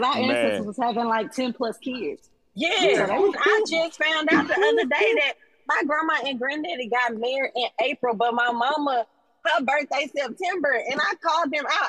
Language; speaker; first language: English; native; English